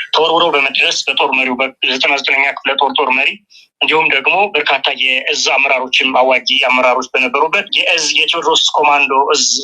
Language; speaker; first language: Amharic; native; Amharic